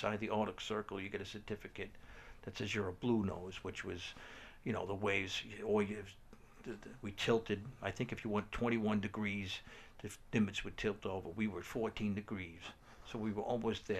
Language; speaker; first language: English; native; English